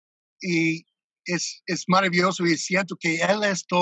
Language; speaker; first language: Spanish; non-native, fluent; English